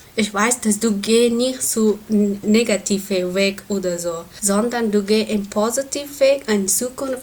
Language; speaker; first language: German; non-native, learner; Persian